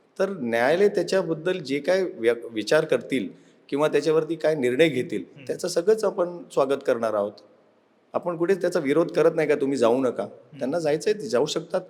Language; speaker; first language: Marathi; non-native, local second language; Urdu